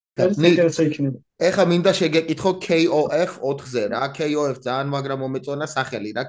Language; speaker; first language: Georgian; early bilingual, heritage; Georgian